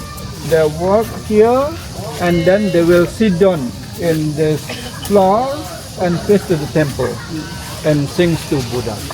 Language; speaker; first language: English; non-native, learner; Indonesian